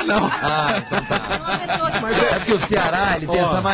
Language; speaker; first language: Portuguese; native; Portuguese